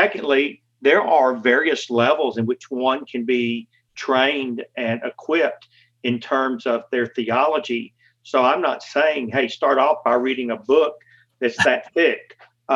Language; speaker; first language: English; native; English